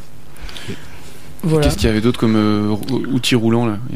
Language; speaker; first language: French; native; French